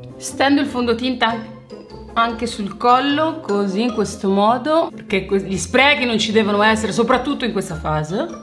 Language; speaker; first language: Italian; native; Italian